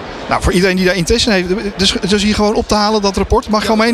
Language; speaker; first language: Dutch; native; Dutch